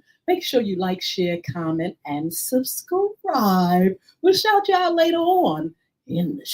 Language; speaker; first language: English; native; English